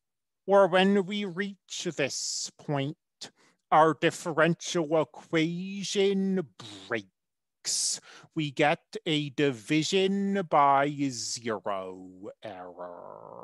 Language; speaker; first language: English; native; English